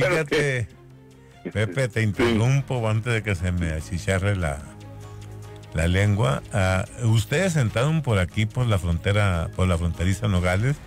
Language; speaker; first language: Spanish; native; Spanish